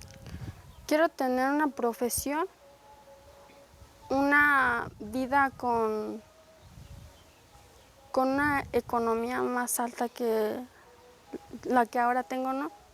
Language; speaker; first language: Spanish; non-native, local second language; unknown